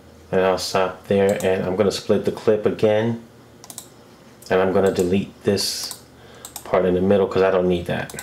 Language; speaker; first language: English; native; English